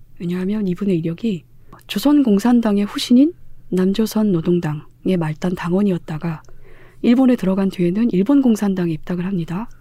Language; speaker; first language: Korean; native; Korean